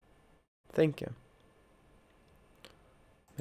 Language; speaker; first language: English; non-native, learner; Russian